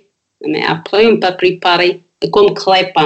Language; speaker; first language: French; non-native, learner; Amharic